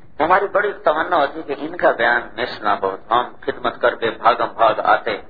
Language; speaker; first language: Urdu; non-native, local second language; Punjabi